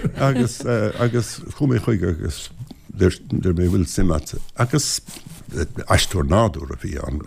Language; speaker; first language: Irish; non-native, local second language; English